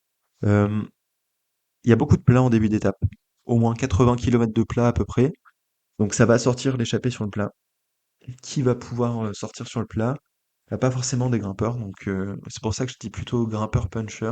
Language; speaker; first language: French; native; French